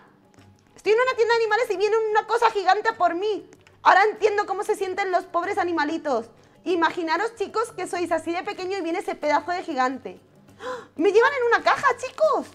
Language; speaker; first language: Spanish; native; Spanish